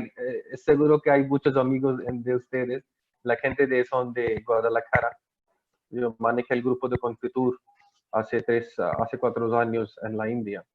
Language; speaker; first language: Spanish; non-native, learner; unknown